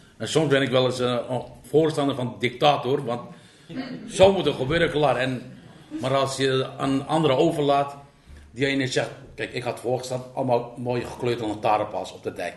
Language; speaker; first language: Dutch; non-native, fluent; Turkish